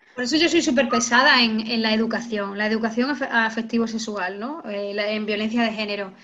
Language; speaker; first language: Spanish; native; Spanish